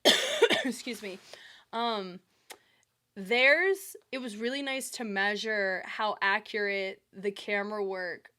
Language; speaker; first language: English; native; English